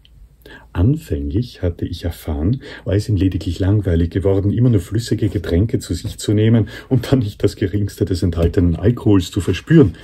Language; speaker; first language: German; native; German